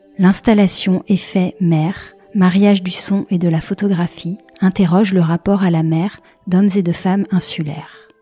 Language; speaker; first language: French; native; French